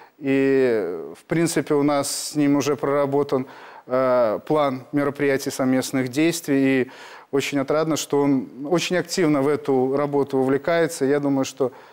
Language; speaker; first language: Russian; native; Russian